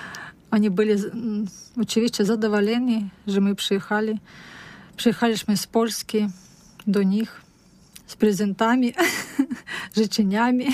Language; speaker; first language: Polish; non-native, learner; Russian